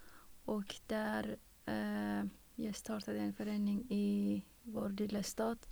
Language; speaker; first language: Swedish; non-native, fluent; Persian